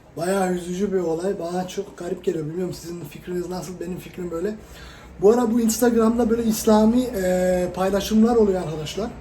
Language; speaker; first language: Turkish; native; Turkish